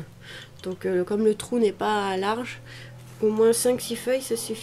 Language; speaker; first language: French; native; French